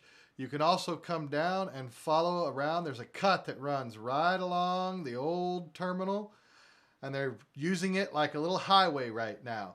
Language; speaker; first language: English; native; English